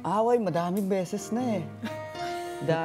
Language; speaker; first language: Filipino; non-native, fluent; Japanese